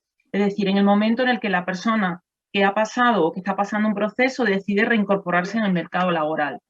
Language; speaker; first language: Spanish; native; Spanish